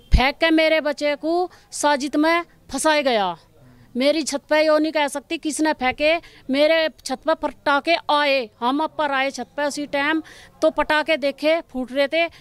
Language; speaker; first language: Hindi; native; Hindi